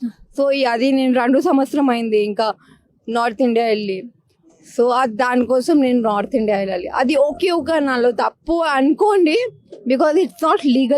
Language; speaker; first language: Telugu; non-native, local second language; Hindi